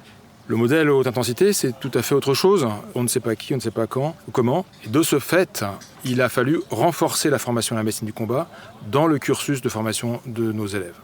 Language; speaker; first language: French; native; French